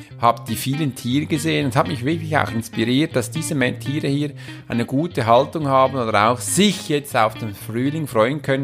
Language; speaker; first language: German; native; German